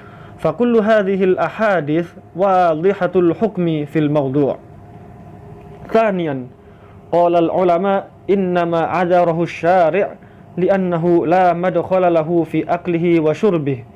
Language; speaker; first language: Arabic; non-native, fluent; Indonesian